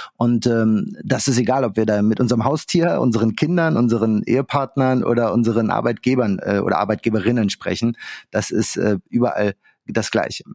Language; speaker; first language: German; early bilingual, other home language; Arabic